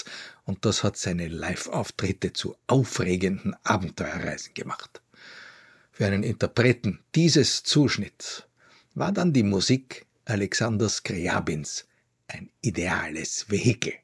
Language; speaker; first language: German; native; German